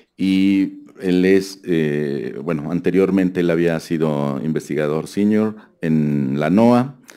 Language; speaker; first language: Spanish; native; Spanish